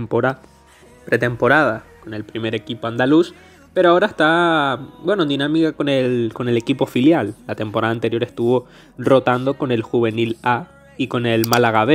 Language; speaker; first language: Spanish; native; Spanish